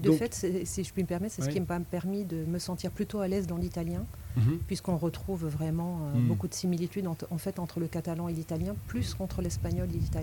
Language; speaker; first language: French; native; French